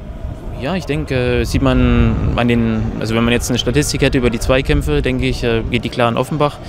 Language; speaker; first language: German; native; German